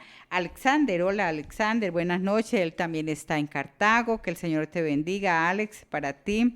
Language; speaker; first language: Spanish; native; Spanish